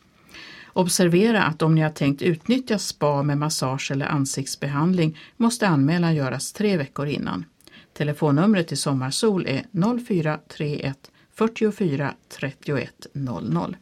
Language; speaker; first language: Swedish; native; Swedish